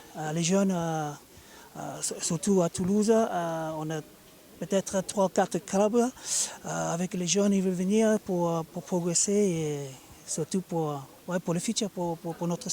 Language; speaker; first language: French; non-native, learner; English